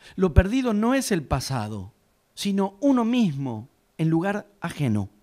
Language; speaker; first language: Spanish; native; Spanish